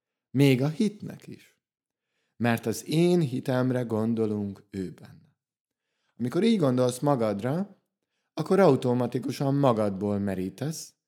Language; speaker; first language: Hungarian; native; Hungarian